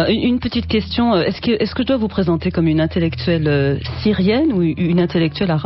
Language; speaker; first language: French; native; French